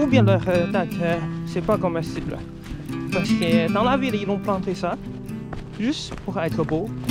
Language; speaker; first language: French; early bilingual, other home language; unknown